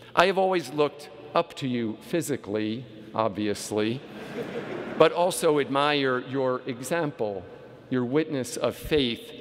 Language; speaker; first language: English; native; English